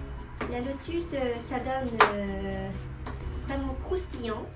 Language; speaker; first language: French; non-native, fluent; Japanese